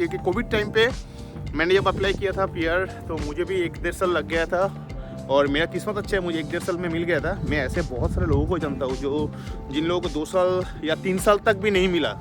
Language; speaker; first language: Hindi; non-native, local second language; Bangla